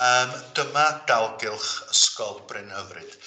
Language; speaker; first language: Welsh; native; Welsh